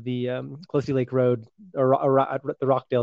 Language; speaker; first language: English; native; English